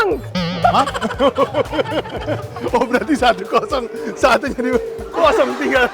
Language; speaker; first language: Indonesian; native; Indonesian